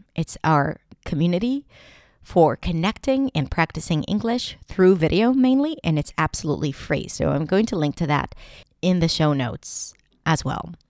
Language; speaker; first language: English; non-native, fluent; Hebrew